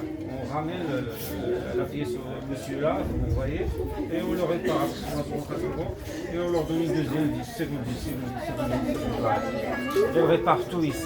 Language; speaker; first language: French; non-native, local second language; Arabic